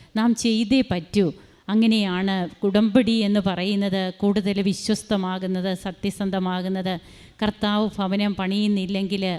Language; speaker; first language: Malayalam; native; Malayalam